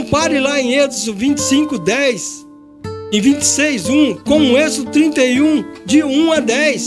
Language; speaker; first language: Portuguese; native; Portuguese